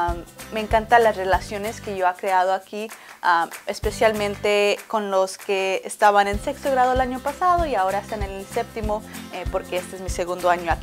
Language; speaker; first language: Spanish; early bilingual, heritage; Spanish